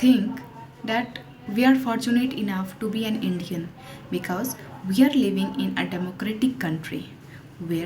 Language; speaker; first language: English; non-native, local second language; Hindi